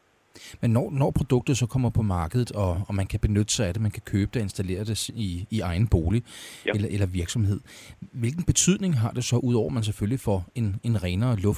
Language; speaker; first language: Danish; native; Danish